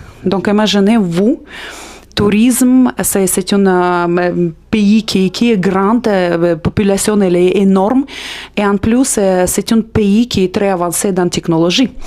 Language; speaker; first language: French; non-native, fluent; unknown